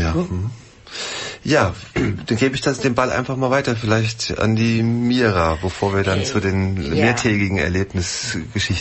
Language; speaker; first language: German; native; German